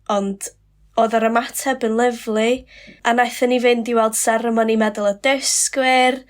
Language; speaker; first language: Welsh; non-native, local second language; English